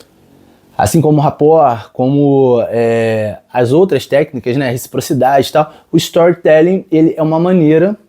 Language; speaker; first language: Portuguese; native; Portuguese